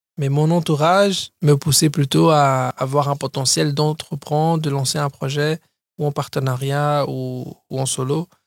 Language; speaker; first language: French; early bilingual, other home language; Portuguese